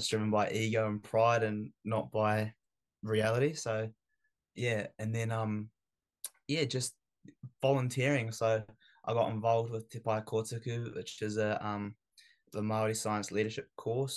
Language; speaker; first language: English; native; English